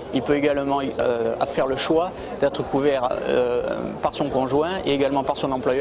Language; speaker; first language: French; native; French